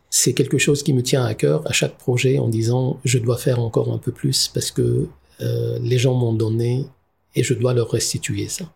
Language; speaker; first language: French; non-native, local second language; Arabic